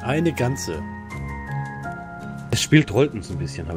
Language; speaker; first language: German; native; German